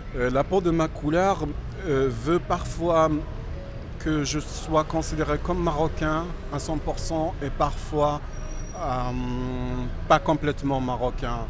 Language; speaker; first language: French; non-native, local second language; Berber languages